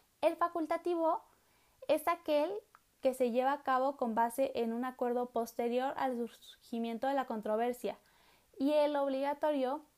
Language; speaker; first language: Spanish; native; Spanish